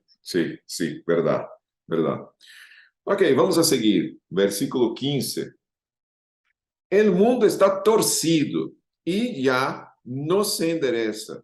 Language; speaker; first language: Spanish; non-native, fluent; Portuguese